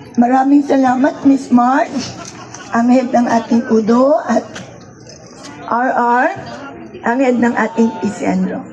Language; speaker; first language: Filipino; native; Filipino